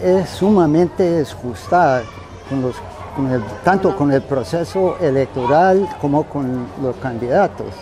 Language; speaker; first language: Spanish; non-native, fluent; English